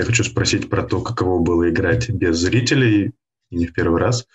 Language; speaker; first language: Russian; native; Russian